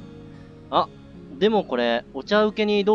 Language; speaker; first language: Japanese; native; Japanese